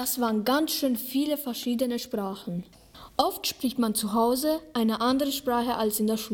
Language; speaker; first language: German; native; German